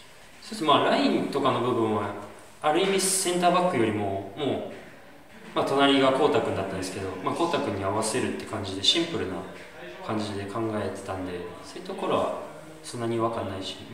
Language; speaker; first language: Japanese; native; Japanese